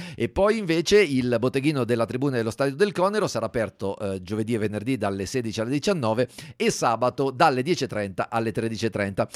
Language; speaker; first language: Italian; native; Italian